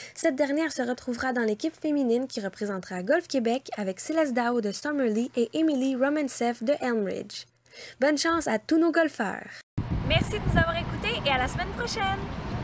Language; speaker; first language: French; native; French